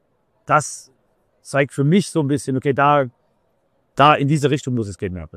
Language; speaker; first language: German; native; German